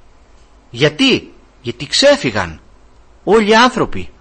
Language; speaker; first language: Greek; native; Greek